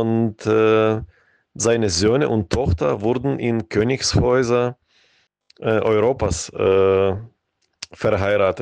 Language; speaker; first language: German; non-native, fluent; Ukrainian